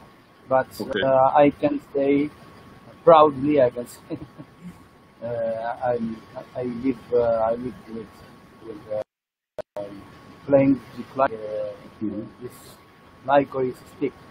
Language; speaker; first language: English; non-native, learner; Italian